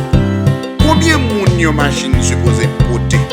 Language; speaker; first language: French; non-native, learner; Haitian Creole